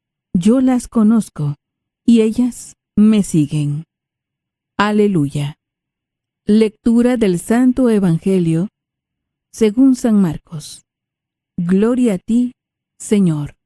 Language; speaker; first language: Spanish; native; Spanish